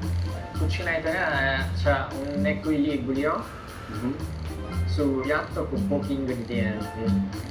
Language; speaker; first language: Italian; non-native, fluent; Japanese